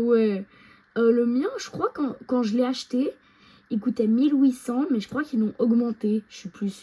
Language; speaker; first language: French; native; French